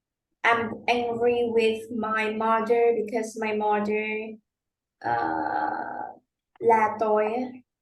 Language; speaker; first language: English; non-native, learner; Vietnamese